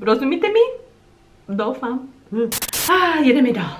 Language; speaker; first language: Czech; non-native, learner; English